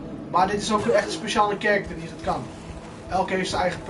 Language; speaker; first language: Dutch; native; Dutch